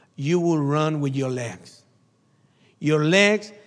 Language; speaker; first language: English; non-native, learner; Spanish